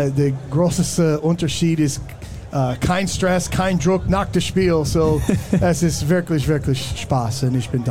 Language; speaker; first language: German; non-native, learner; English